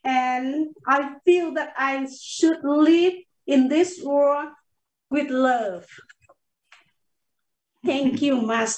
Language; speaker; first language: English; non-native, learner; Vietnamese